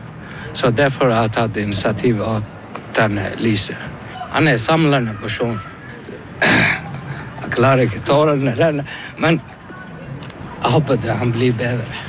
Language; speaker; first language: Norwegian; non-native, learner; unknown